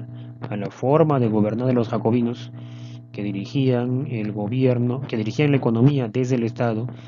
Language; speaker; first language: Spanish; native; Spanish